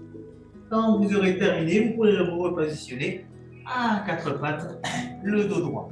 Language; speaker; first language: French; native; French